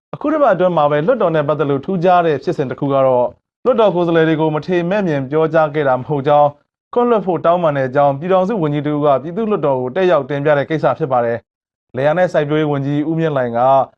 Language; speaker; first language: Burmese; native; Burmese